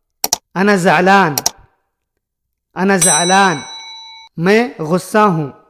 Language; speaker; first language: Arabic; non-native, fluent; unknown